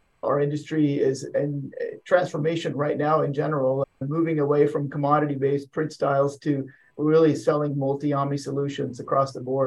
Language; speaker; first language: English; non-native, fluent; Swedish